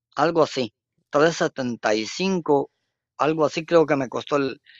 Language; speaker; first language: Spanish; native; Spanish